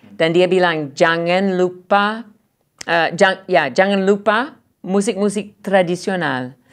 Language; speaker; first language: Indonesian; non-native, learner; English